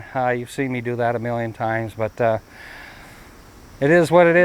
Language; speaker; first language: English; native; English